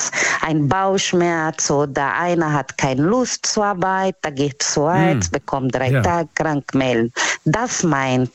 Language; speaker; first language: German; non-native, learner; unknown